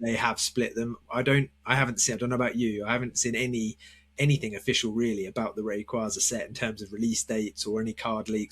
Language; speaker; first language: English; native; English